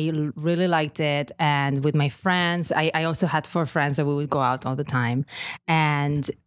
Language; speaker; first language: English; non-native, fluent; Catalan